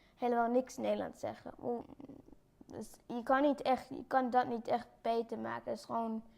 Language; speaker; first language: Dutch; early bilingual, heritage; Dutch